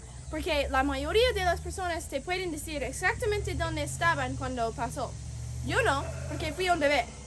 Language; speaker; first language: Spanish; non-native, fluent; English